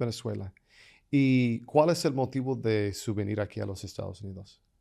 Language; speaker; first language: Spanish; non-native, fluent; English